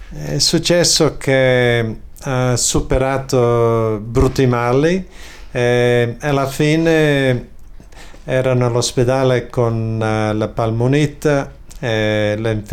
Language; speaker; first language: Italian; early bilingual, other home language; Friulian